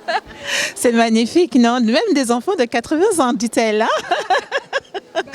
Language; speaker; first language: French; native; French